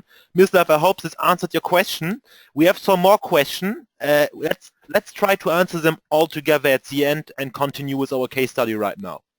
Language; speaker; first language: English; non-native, fluent; German